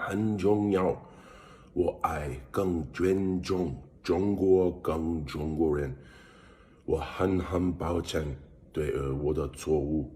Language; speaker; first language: Chinese; non-native, learner; English